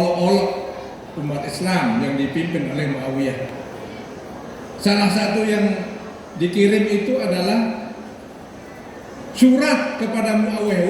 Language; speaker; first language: Indonesian; non-native, local second language; Sasak